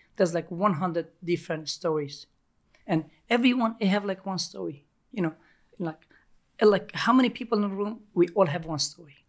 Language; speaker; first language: English; non-native, learner; Turkish